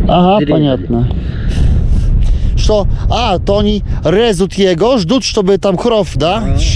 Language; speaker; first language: Russian; non-native, learner; Polish